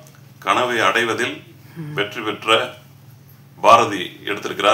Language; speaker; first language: Tamil; native; Tamil